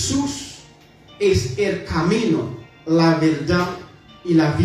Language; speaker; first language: Spanish; non-native, fluent; Haitian Creole